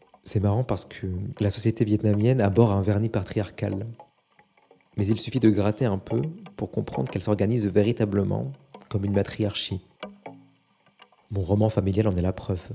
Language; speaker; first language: French; native; French